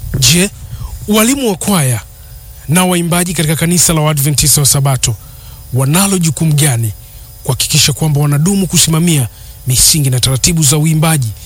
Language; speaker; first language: Swahili; native; Swahili